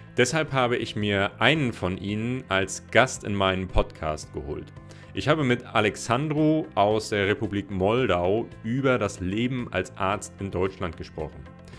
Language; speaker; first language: German; native; German